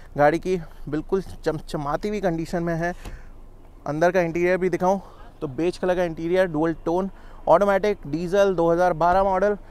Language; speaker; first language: Hindi; native; Hindi